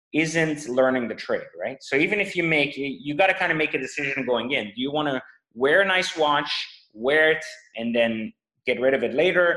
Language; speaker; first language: English; non-native, fluent; French